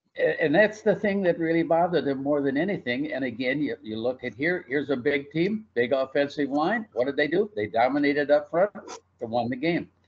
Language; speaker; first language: English; native; English